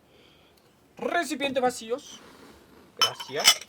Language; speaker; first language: Spanish; native; Spanish